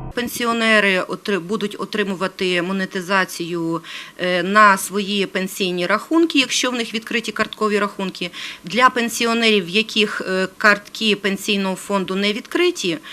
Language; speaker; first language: Ukrainian; native; Ukrainian